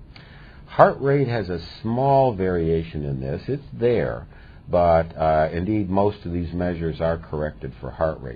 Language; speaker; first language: English; native; English